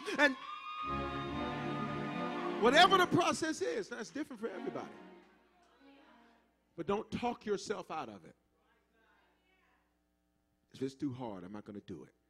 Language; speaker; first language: English; native; English